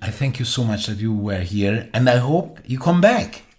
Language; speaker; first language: English; non-native, learner; German